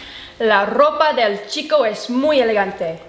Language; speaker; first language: Spanish; non-native, learner; English